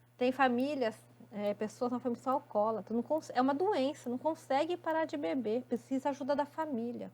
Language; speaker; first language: Portuguese; native; Portuguese